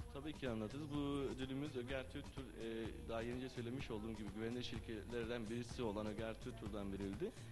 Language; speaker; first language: Turkish; early bilingual, heritage; Turkish